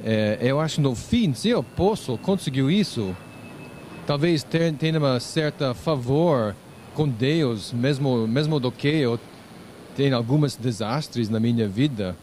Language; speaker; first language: Portuguese; non-native, learner; English